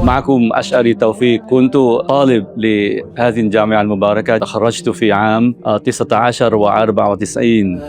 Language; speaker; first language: Arabic; non-native, fluent; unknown